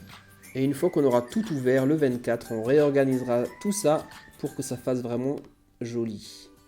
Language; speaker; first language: French; native; French